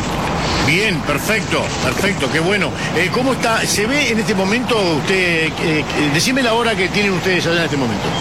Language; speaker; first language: Spanish; native; Spanish